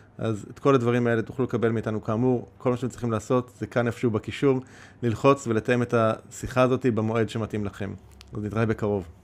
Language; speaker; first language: Hebrew; native; Hebrew